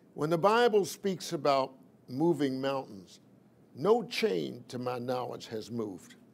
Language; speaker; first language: English; native; English